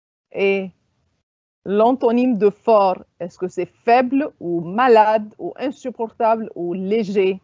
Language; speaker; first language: French; non-native, fluent; Arabic